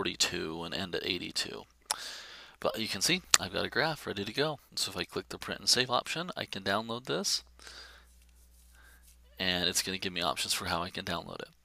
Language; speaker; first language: English; native; English